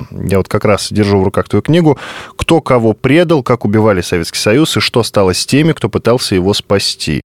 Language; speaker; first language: Russian; native; Russian